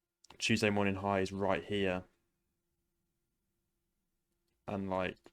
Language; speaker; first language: English; native; English